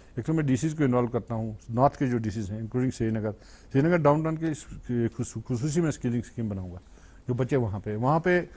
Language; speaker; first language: Urdu; non-native, local second language; Kashmiri